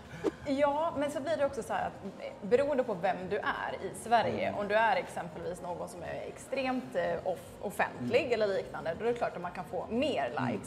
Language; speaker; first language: Swedish; native; Swedish